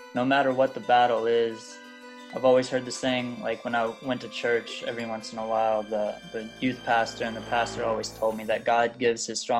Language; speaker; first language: English; early bilingual, other home language; German